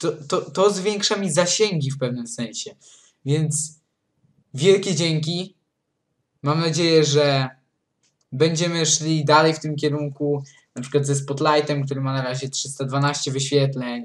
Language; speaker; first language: Polish; native; Polish